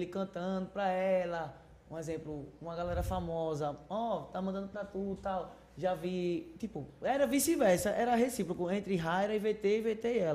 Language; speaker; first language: Portuguese; native; Portuguese